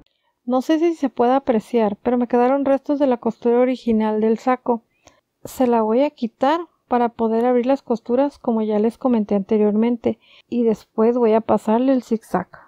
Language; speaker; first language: Spanish; native; Spanish